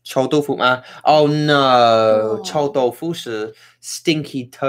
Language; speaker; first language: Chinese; non-native, learner; English